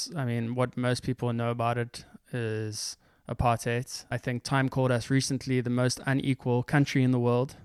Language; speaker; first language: English; native; English